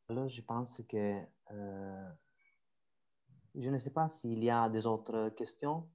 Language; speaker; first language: French; non-native, fluent; Italian